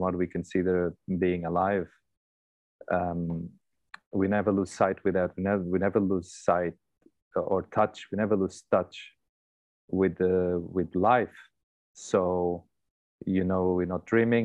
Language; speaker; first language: English; non-native, fluent; Portuguese